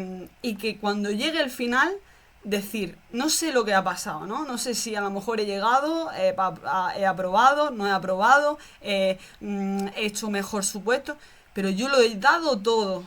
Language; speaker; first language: Spanish; native; Spanish